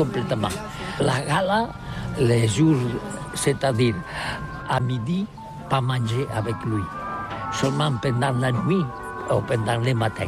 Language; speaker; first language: French; non-native, learner; Catalan